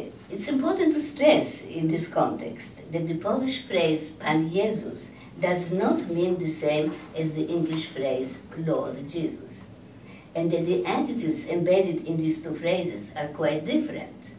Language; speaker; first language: English; non-native, fluent; Polish